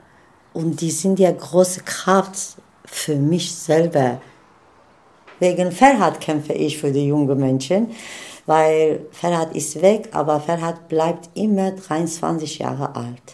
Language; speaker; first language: German; non-native, fluent; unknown